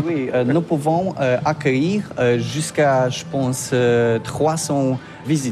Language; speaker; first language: French; non-native, learner; Polish